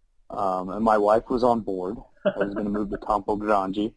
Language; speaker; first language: English; native; English